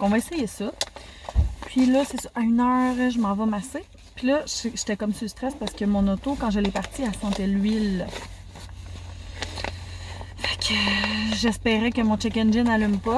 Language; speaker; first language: French; native; French